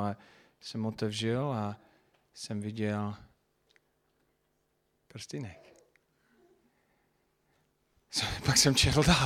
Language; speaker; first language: Czech; non-native, fluent; English